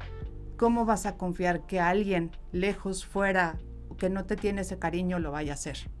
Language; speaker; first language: Spanish; native; Spanish